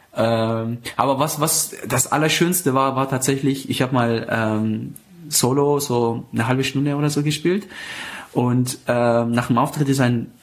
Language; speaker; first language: German; non-native, fluent; Persian